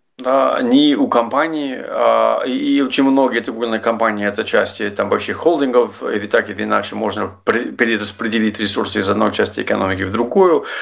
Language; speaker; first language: Russian; non-native, fluent; English